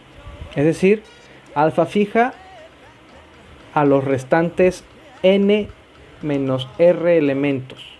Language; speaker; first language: Spanish; native; Spanish